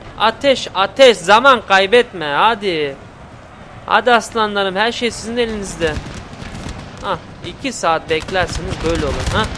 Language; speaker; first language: Turkish; early bilingual, heritage; Turkish